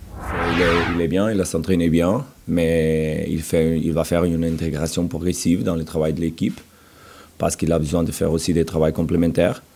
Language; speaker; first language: French; non-native, fluent; Portuguese